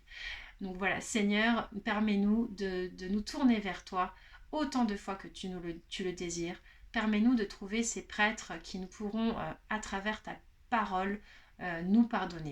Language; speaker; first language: French; native; French